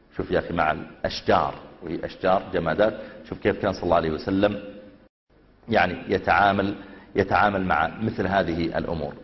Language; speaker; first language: Arabic; native; Arabic